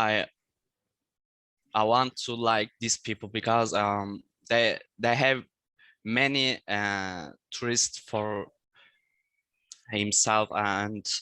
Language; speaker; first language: English; non-native, learner; Turkish